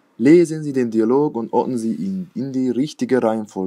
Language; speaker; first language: German; non-native, fluent; Turkish